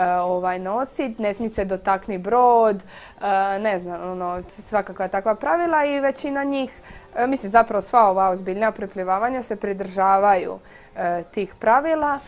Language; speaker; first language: Croatian; native; Croatian